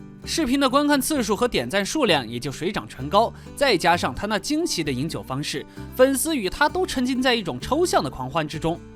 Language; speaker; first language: Chinese; native; Chinese